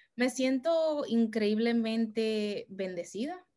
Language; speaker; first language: Spanish; early bilingual, heritage; Spanish